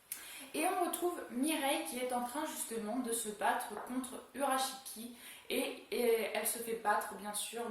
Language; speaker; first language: French; native; French